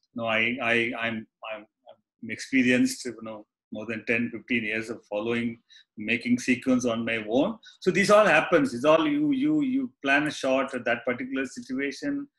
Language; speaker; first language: English; non-native, local second language; Tamil